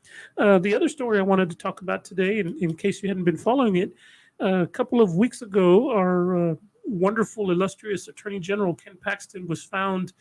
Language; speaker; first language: English; native; English